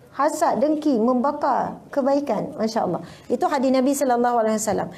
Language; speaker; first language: Malay; native; Malay